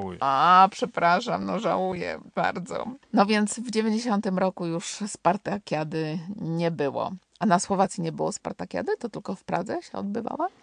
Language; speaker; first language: Polish; native; Polish